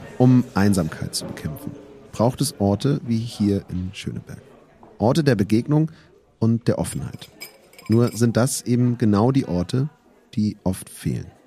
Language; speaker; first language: German; native; German